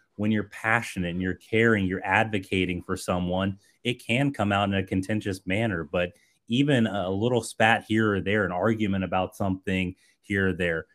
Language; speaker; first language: English; native; English